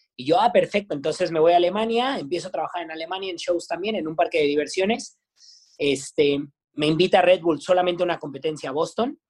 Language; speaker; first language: Spanish; native; Spanish